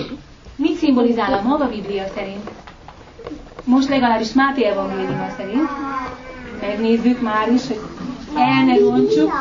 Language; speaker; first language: Hungarian; native; Hungarian